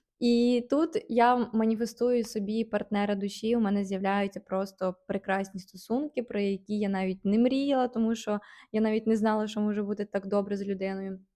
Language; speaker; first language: Ukrainian; native; Ukrainian